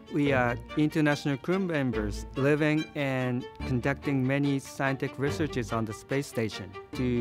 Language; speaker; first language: English; non-native, fluent; Japanese